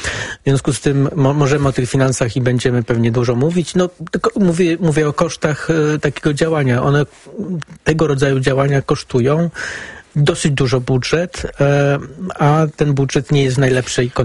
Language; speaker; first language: Polish; native; Polish